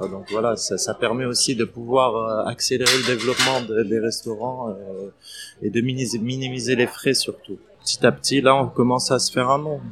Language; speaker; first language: French; non-native, fluent; Arabic